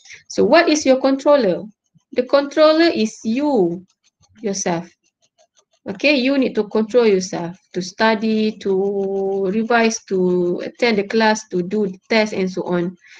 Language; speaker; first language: English; non-native, local second language; Malay